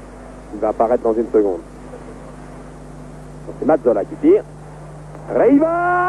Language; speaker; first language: French; native; French